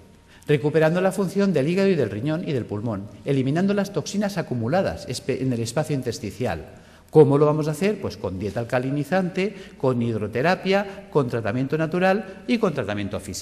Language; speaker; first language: Spanish; native; Spanish